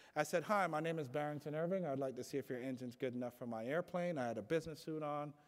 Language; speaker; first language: English; native; English